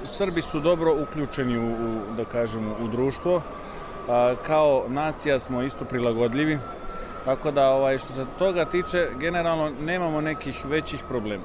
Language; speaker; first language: Serbian; early bilingual, heritage; Serbian